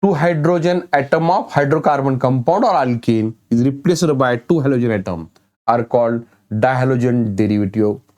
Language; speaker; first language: English; non-native, local second language; Marathi